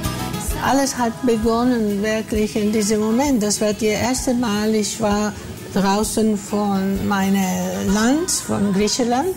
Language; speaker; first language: German; non-native, fluent; Greek